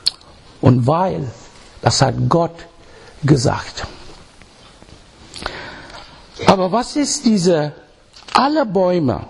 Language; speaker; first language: German; non-native, learner; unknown